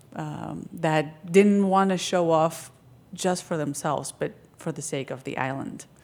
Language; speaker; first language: English; non-native, fluent; Greek